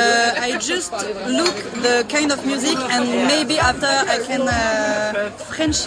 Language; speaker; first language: English; non-native, learner; French